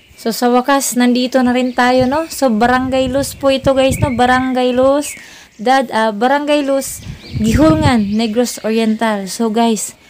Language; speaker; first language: Filipino; native; Filipino